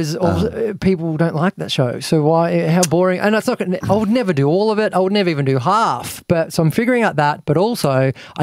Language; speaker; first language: English; native; English